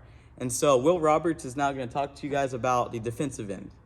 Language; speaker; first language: English; native; English